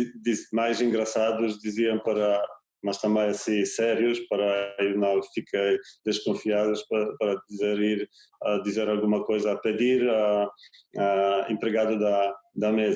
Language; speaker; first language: Portuguese; non-native, fluent; Polish